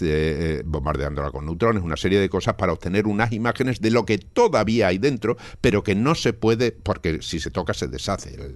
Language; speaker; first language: Spanish; native; Spanish